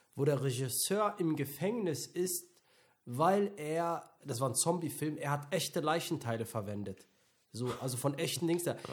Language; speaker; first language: German; native; German